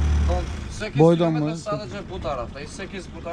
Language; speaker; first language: Turkish; non-native, learner; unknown